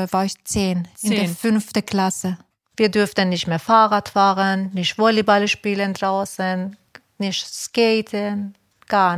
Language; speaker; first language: German; non-native, learner; Persian